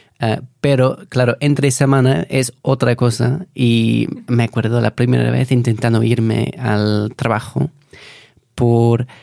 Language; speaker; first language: Spanish; non-native, fluent; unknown